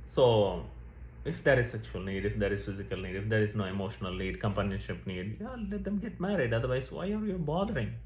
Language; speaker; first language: English; non-native, local second language; Tamil